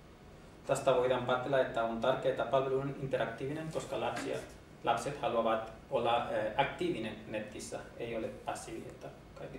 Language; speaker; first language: Finnish; non-native, learner; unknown